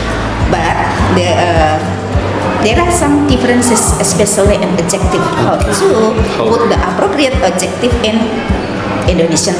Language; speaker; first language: English; non-native, learner; Indonesian